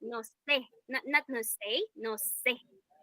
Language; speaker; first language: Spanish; non-native, fluent; English